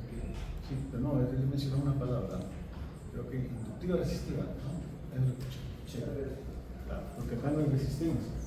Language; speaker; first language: Spanish; native; Spanish